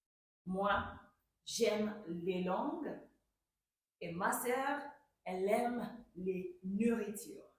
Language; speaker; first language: French; non-native, fluent; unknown